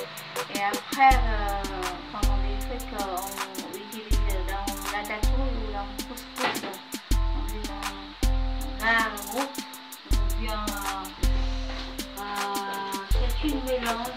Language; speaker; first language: French; non-native, fluent; Vietnamese